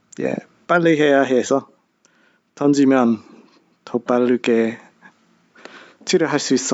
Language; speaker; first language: Korean; non-native, learner; English